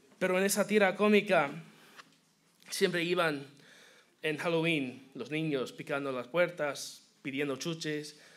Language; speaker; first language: Spanish; non-native, fluent; English